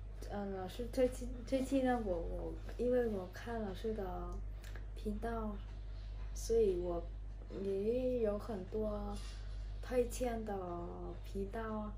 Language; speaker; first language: Chinese; non-native, learner; Vietnamese